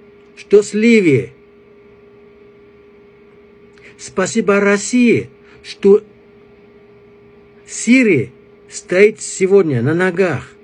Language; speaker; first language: Russian; non-native, fluent; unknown